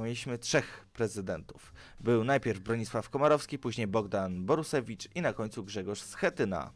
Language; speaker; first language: Polish; native; Polish